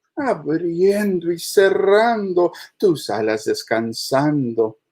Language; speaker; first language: Spanish; early bilingual, heritage; Spanish